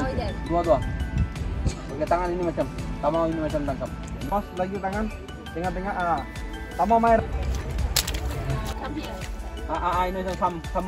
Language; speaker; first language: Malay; non-native, local second language; Chinese